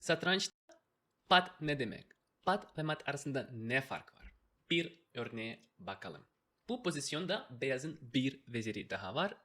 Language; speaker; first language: Turkish; non-native, fluent; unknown